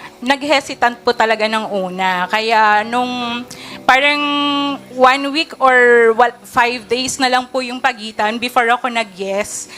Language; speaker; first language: Filipino; native; Filipino